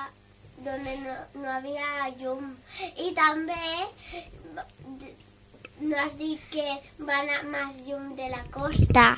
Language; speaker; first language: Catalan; non-native, local second language; Spanish